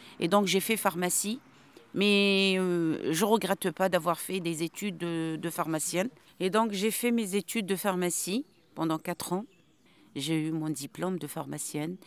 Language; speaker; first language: French; non-native, local second language; Arabic